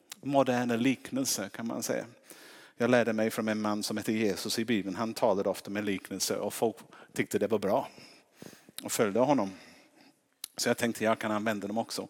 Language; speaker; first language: Swedish; non-native, fluent; English